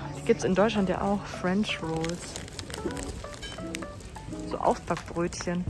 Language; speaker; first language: German; native; German